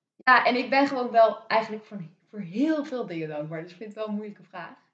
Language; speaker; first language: Dutch; native; Dutch